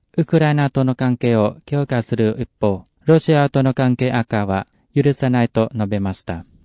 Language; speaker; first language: Japanese; non-native, fluent; Vietnamese